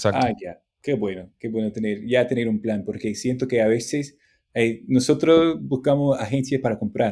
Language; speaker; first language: Spanish; non-native, fluent; English